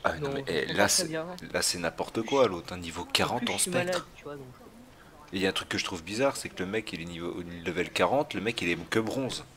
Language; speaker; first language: French; native; French